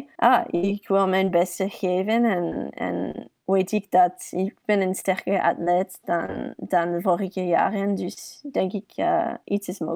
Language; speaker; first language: Dutch; early bilingual, heritage; English